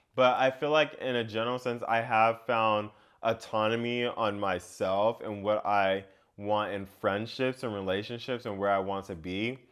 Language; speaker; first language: English; native; English